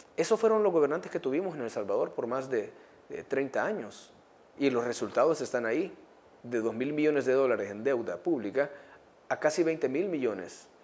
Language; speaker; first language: Spanish; native; Spanish